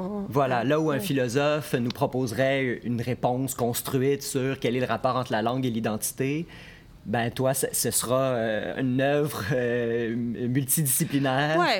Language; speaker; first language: French; native; French